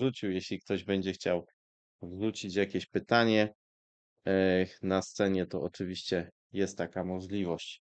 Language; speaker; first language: Polish; native; Polish